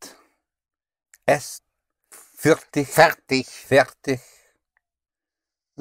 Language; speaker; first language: German; non-native, learner; English